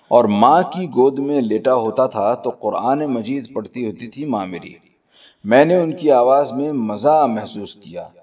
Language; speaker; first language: Urdu; native; Urdu